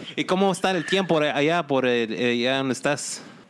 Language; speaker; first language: Spanish; non-native, learner; English